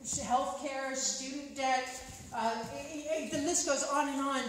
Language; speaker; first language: English; native; English